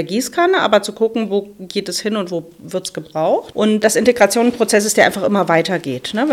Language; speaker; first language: German; native; German